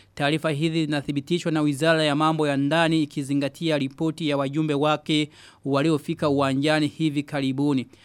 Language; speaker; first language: Swahili; non-native, local second language; Rundi